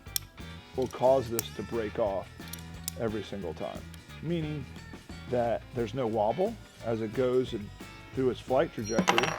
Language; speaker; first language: English; native; English